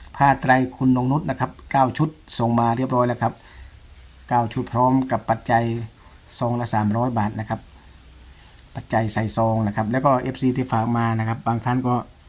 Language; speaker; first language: Thai; native; Thai